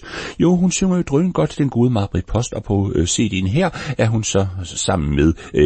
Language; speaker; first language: Danish; native; Danish